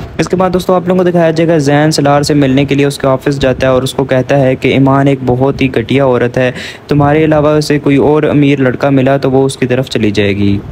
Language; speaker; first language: Urdu; native; Urdu